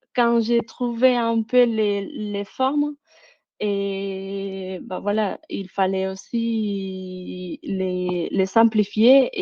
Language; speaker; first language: French; non-native, fluent; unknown